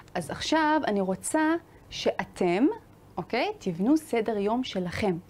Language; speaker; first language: Hebrew; native; Hebrew